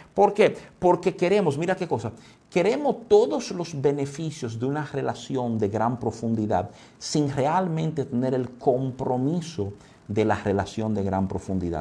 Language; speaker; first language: Spanish; native; Spanish